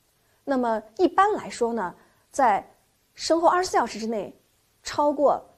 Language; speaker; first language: Chinese; native; Chinese